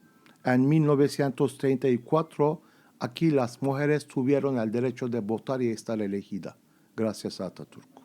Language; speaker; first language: Spanish; non-native, fluent; Turkish